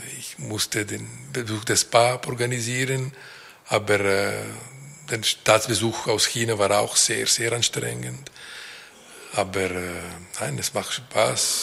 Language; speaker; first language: German; non-native, local second language; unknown